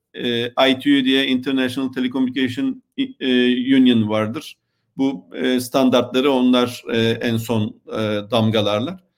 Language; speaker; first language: Turkish; native; Turkish